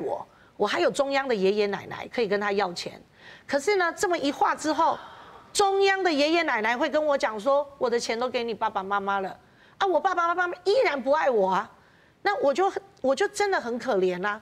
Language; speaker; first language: Chinese; native; Chinese